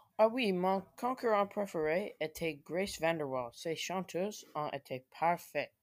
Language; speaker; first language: French; non-native, learner; English